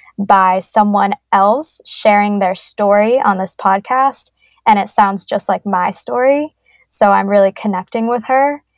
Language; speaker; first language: English; native; English